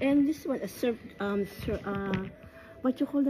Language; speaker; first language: English; non-native, learner; Filipino